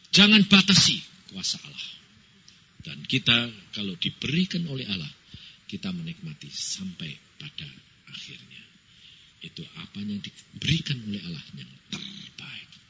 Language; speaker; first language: Indonesian; native; Indonesian